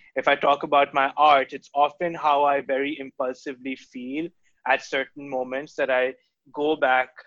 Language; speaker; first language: English; non-native, local second language; Urdu